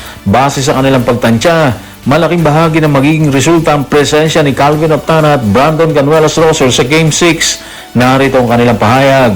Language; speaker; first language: Filipino; native; Filipino